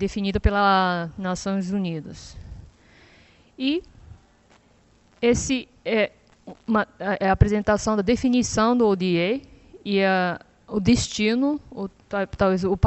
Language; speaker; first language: Portuguese; non-native, fluent; Japanese